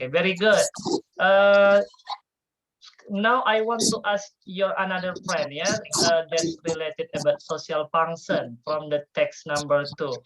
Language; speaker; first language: English; non-native, fluent; Indonesian